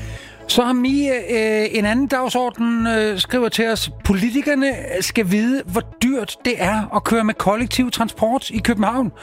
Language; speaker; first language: Danish; native; Danish